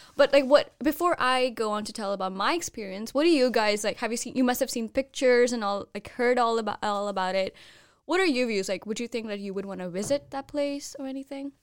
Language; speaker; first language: English; non-native, fluent; Hindi